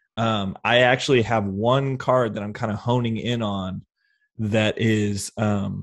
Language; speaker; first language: English; native; English